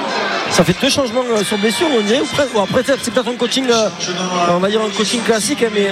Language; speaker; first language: French; native; French